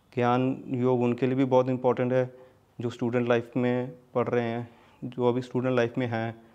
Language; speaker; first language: Hindi; native; Hindi